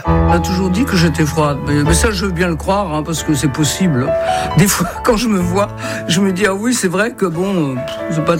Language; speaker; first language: French; early bilingual, other home language; Bulgarian